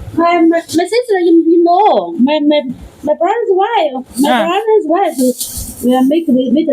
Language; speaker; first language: English; non-native, learner; Chinese